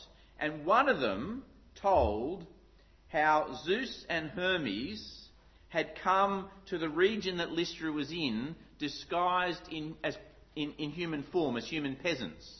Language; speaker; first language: English; native; English